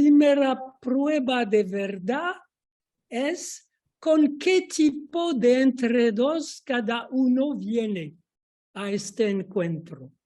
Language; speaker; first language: Spanish; non-native, fluent; French